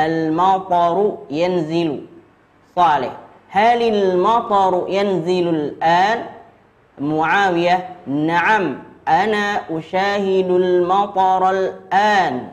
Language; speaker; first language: Arabic; non-native, fluent; Indonesian